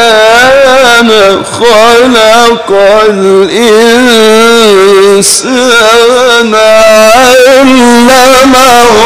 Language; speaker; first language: Arabic; native; Arabic